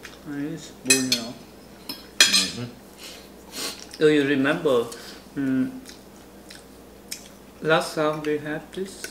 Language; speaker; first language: English; non-native, learner; Vietnamese